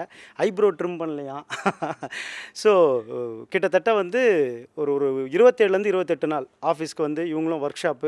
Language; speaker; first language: Tamil; native; Tamil